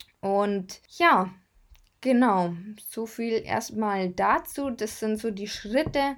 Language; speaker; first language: German; native; German